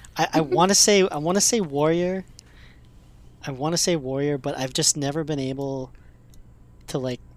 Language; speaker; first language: English; native; English